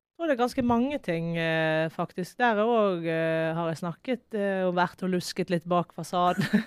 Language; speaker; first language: Norwegian; native; Norwegian